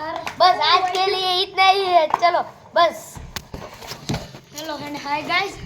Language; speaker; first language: Hindi; non-native, local second language; Gujarati